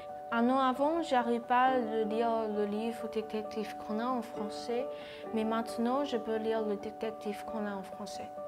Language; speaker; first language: French; non-native, learner; Chinese